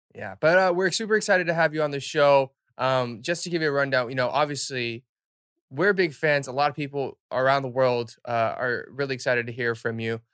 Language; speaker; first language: English; early bilingual, other home language; Korean